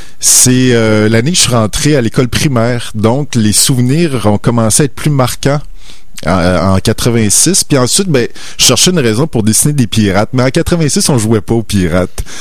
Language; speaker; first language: French; native; French